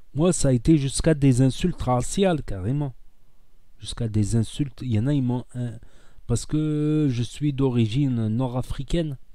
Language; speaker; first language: French; native; French